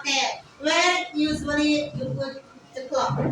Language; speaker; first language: English; non-native, learner; Indonesian